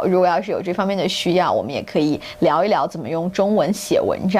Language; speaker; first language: Chinese; native; Chinese